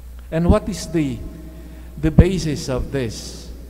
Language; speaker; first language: English; non-native, local second language; Filipino